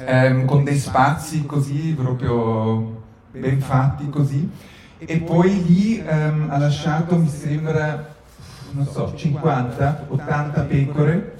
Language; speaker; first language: Italian; native; Italian